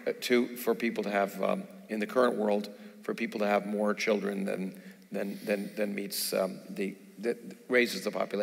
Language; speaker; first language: English; native; English